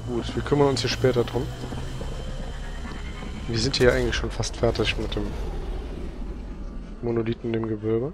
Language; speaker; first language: German; native; German